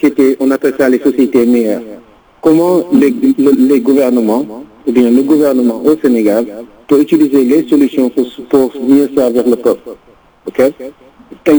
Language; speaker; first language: French; non-native, local second language; Wolof